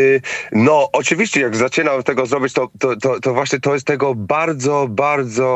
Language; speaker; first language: Polish; non-native, fluent; English